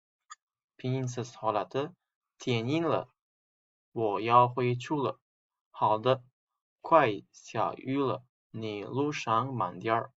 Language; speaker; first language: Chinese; non-native, fluent; Uzbek